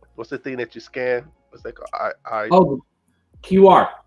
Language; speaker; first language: English; native; English